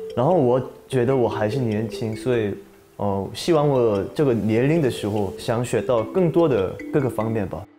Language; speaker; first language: Chinese; non-native, fluent; Korean